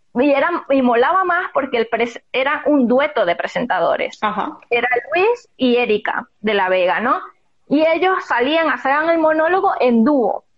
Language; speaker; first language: Spanish; native; Spanish